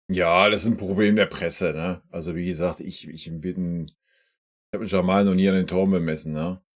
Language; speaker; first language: German; native; German